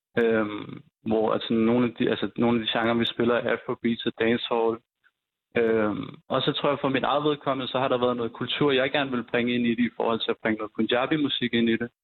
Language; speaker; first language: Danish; early bilingual, other home language; Punjabi